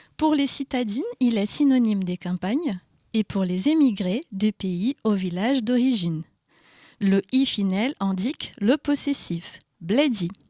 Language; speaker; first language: French; non-native, fluent; Portuguese